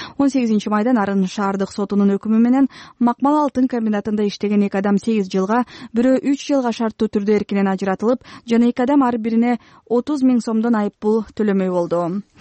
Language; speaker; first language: Kyrgyz; native; Kyrgyz